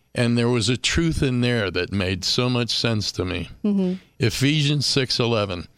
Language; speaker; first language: English; native; English